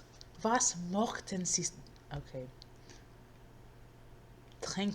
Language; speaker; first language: German; non-native, learner; English